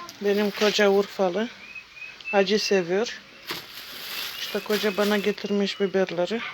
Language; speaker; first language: Turkish; non-native, learner; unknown